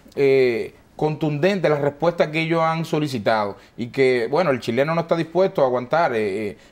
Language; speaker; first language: Spanish; native; Spanish